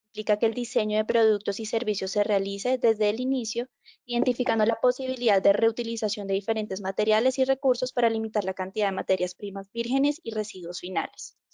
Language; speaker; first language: Spanish; native; Spanish